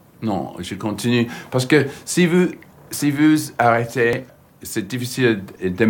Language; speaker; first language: French; non-native, fluent; English